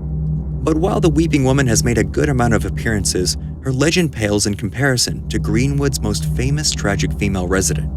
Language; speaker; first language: English; native; English